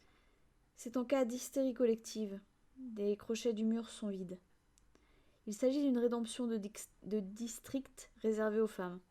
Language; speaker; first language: French; native; French